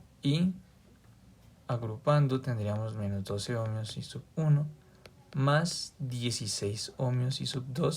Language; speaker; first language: Spanish; native; Spanish